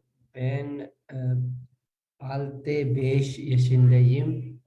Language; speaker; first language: Turkish; non-native, learner; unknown